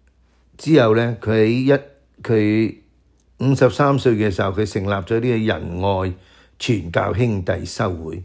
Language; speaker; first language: Chinese; non-native, local second language; Cantonese